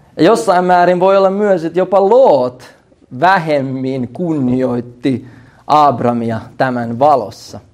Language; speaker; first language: Finnish; early bilingual, heritage; Finnish